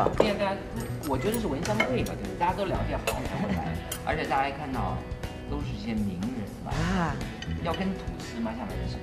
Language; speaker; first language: Chinese; native; Chinese